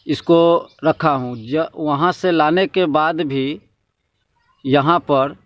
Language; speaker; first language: Hindi; native; Hindi